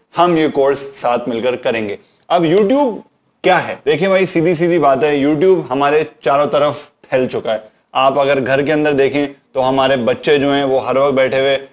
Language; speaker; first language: Urdu; native; Urdu